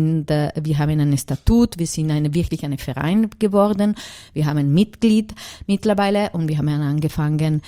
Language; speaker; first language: German; non-native, fluent; Italian